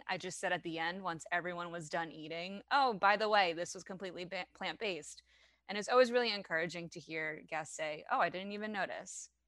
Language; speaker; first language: English; non-native, fluent; French